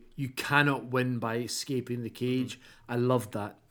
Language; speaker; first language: English; native; English